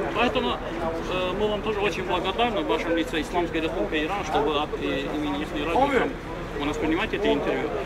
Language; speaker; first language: Russian; non-native, local second language; Azerbaijani